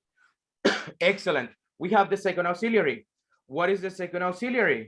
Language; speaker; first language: English; non-native, fluent; Spanish